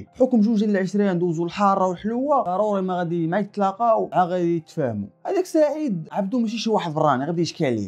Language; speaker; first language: Arabic; native; Arabic